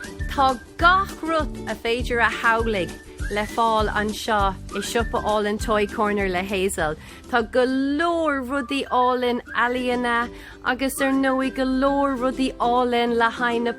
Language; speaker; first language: Irish; native; Irish